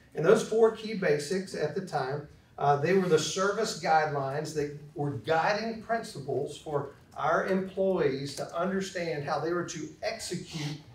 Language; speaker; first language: English; native; English